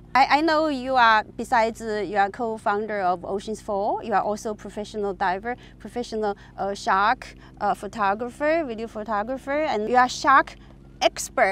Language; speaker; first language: English; non-native, fluent; Chinese